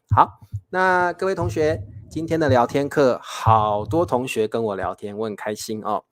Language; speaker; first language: Chinese; native; Chinese